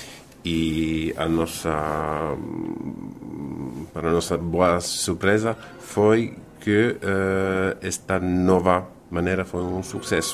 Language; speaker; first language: Portuguese; non-native, fluent; Finnish